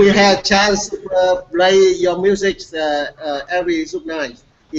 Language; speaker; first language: English; non-native, learner; Vietnamese